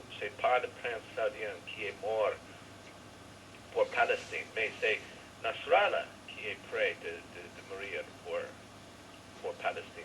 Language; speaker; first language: French; non-native, learner; English